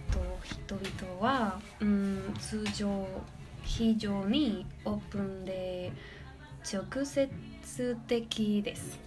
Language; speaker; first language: Japanese; non-native, learner; Spanish